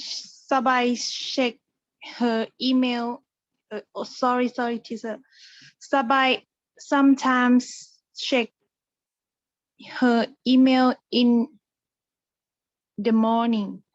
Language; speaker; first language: English; non-native, learner; Thai